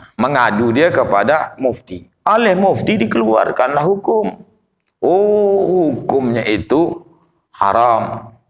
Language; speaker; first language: Malay; native; Malay